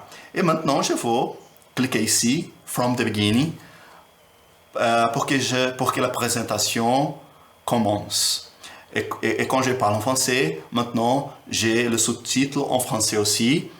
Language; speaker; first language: French; non-native, learner; Portuguese